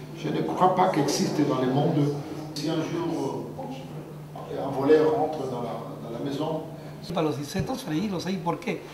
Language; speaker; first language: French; non-native, fluent; Spanish